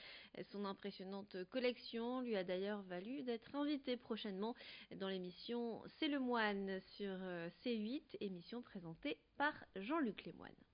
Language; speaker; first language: French; native; French